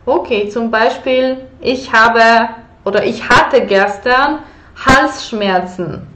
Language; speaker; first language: German; non-native, fluent; Polish